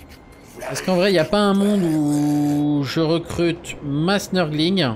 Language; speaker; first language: French; native; French